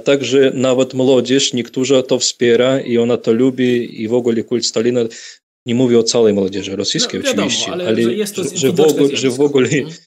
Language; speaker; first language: Polish; non-native, fluent; Russian